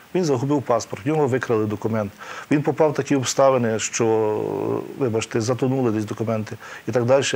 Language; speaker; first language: Ukrainian; native; Ukrainian